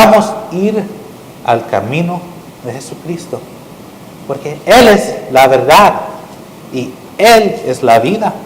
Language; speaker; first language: Spanish; non-native, learner; English